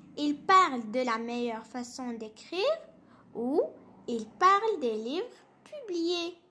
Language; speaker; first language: French; non-native, local second language; Arabic